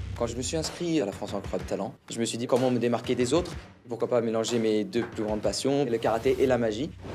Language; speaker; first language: French; non-native, fluent; Arabic